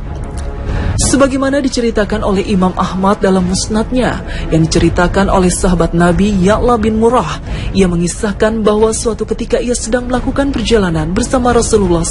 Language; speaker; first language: Indonesian; native; Indonesian